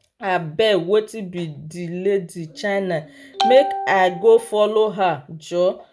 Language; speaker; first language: Nigerian Pidgin; non-native, local second language; Yoruba